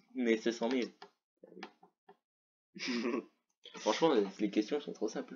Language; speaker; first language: French; native; French